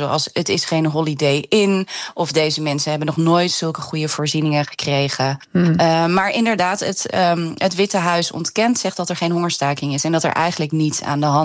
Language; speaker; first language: Dutch; native; Dutch